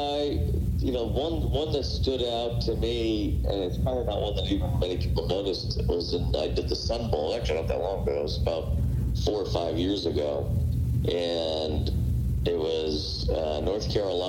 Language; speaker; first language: English; native; English